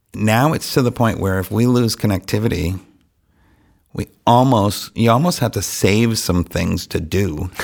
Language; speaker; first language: English; native; English